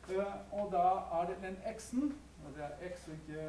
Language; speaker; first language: Norwegian; non-native, fluent; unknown